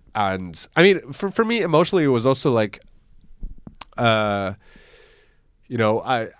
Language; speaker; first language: English; non-native, local second language; German